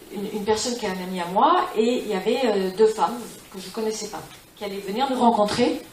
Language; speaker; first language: French; non-native, fluent; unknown